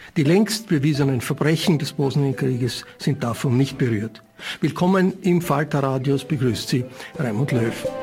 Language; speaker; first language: German; native; German